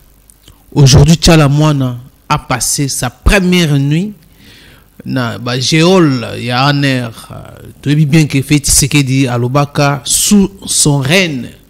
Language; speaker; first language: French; non-native, local second language; Lingala